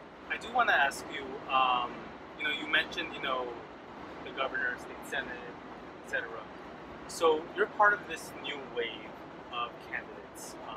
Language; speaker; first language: English; early bilingual, other home language; Spanish